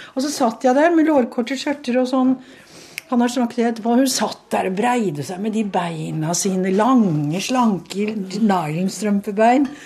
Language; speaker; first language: Norwegian; native; Norwegian